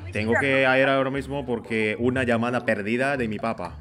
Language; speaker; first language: Spanish; non-native, fluent; Indonesian